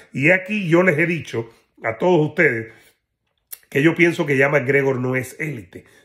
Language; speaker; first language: Spanish; native; Spanish